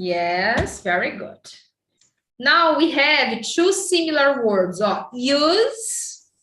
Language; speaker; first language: English; non-native, fluent; Portuguese